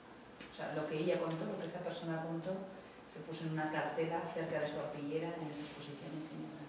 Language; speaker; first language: Spanish; native; Spanish